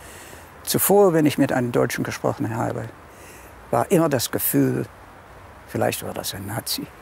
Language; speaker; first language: German; early bilingual, heritage; German